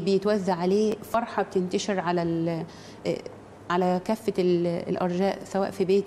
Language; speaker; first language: Arabic; native; Arabic